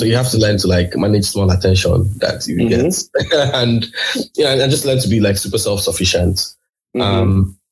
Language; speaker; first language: English; non-native, local second language; Igbo